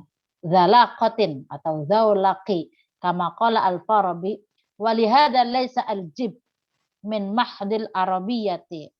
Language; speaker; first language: Arabic; non-native, fluent; Indonesian